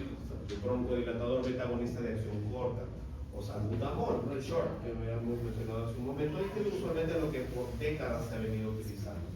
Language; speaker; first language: Spanish; native; Spanish